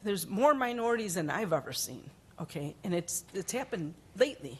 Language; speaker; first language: English; early bilingual, other home language; Spanish